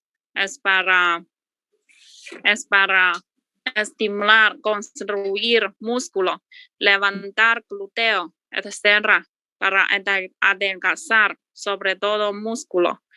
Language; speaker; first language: Spanish; non-native, learner; Chinese